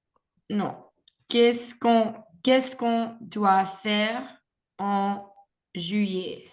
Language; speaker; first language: French; non-native, learner; Spanish